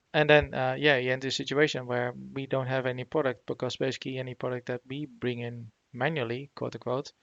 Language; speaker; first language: English; non-native, fluent; Dutch